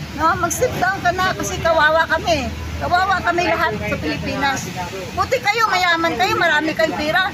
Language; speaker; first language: Filipino; non-native, local second language; Hiligaynon